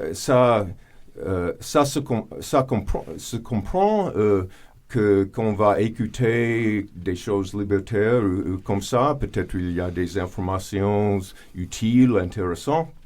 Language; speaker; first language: French; non-native, fluent; English